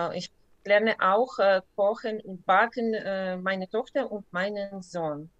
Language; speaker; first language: German; non-native, learner; Ukrainian